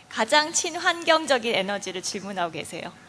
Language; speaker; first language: Korean; native; Korean